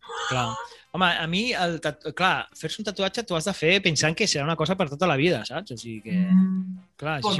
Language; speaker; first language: Catalan; native; Catalan